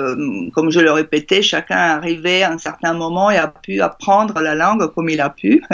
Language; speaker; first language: French; non-native, fluent; Italian